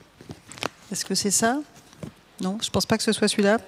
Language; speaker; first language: French; native; French